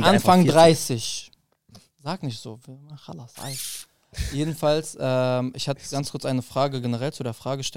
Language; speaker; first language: German; early bilingual, other home language; Arabic